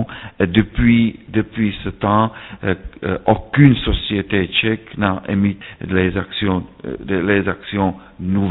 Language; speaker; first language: French; non-native, fluent; Czech